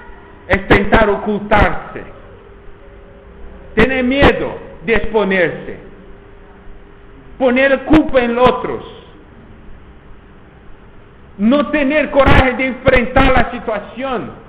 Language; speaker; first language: Spanish; non-native, fluent; Portuguese